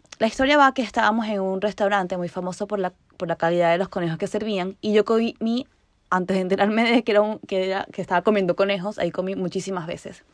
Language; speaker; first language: Spanish; native; Spanish